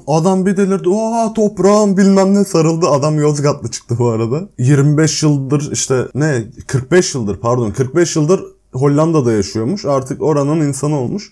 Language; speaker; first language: Turkish; native; Turkish